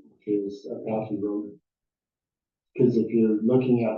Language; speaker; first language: English; native; English